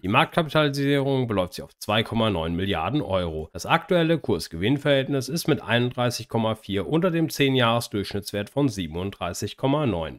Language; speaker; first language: German; native; German